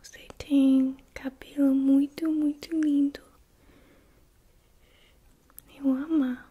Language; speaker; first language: Portuguese; non-native, learner; English